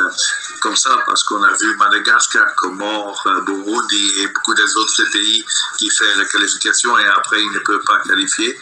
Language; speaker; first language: French; non-native, local second language; Dutch